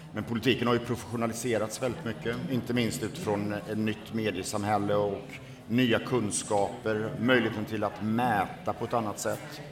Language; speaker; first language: Swedish; native; Swedish